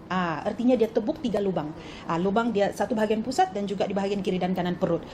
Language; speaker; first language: Malay; native; Malay